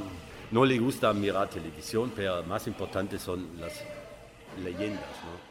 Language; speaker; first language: Spanish; non-native, learner; German